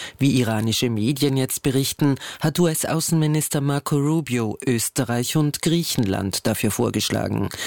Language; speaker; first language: German; native; German